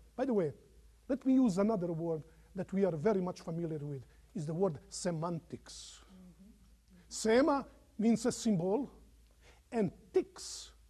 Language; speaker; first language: English; non-native, fluent; Croatian